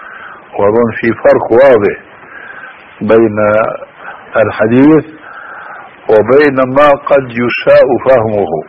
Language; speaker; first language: Arabic; native; Arabic